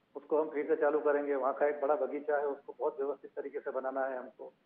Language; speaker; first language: Hindi; native; Hindi